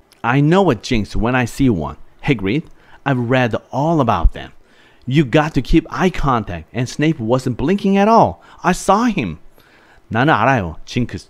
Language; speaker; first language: English; non-native, fluent; Korean